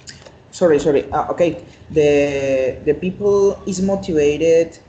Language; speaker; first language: English; non-native, learner; Spanish